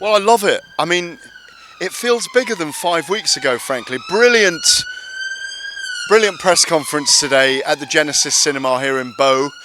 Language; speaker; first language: English; native; English